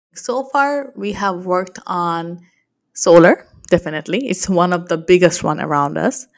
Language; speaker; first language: English; non-native, local second language; Bangla